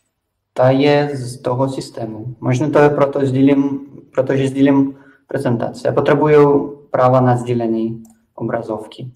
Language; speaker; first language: Czech; non-native, fluent; Russian